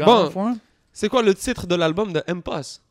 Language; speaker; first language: French; native; French